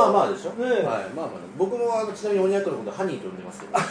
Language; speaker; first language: Japanese; native; Japanese